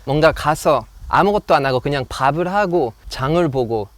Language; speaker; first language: Korean; non-native, fluent; French